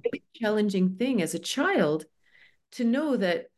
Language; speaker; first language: English; native; English